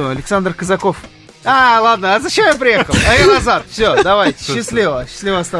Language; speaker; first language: Russian; native; Russian